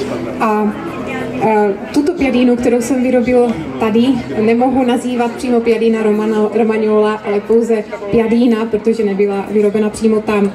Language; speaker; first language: Czech; native; Czech